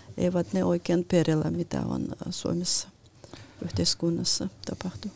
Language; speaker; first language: Finnish; non-native, fluent; Russian